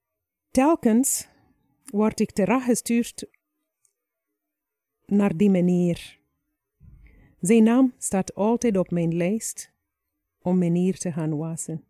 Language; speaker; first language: Dutch; non-native, fluent; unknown